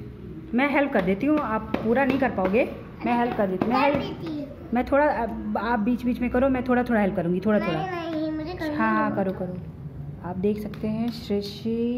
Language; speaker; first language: Hindi; native; Hindi